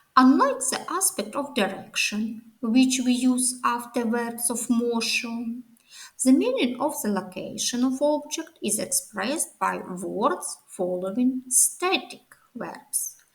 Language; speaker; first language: English; non-native, fluent; Ukrainian